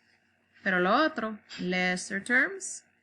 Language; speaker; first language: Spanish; non-native, learner; English